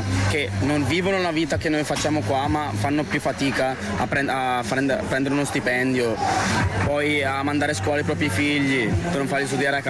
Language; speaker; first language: Italian; early bilingual, other home language; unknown